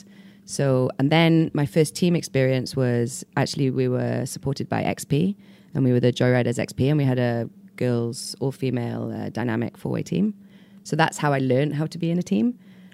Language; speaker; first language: English; native; English